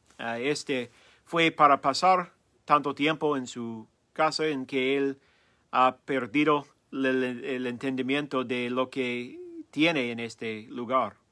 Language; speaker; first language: Spanish; non-native, learner; English